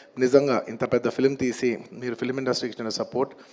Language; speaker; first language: English; non-native, local second language; Telugu